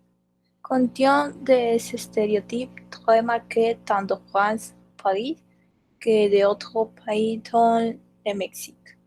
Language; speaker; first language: French; non-native, learner; Spanish